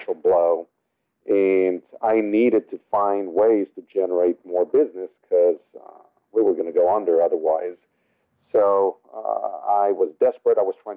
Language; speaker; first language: English; non-native, fluent; Spanish